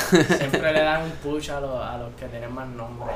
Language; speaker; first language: Spanish; native; Spanish